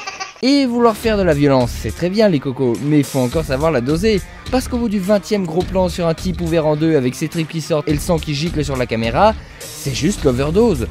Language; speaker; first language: French; native; French